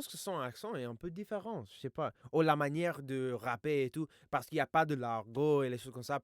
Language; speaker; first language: French; non-native, fluent; English